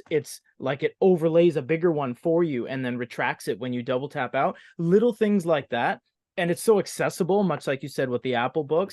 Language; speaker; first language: English; native; English